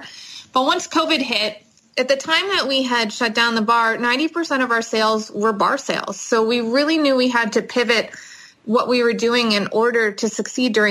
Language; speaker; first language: English; native; English